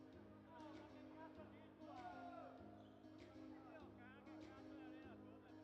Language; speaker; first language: Italian; native; Italian